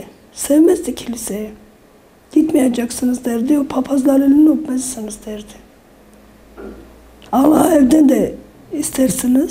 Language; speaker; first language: Turkish; non-native, fluent; Armenian